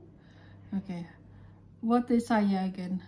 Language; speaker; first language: English; non-native, fluent; Indonesian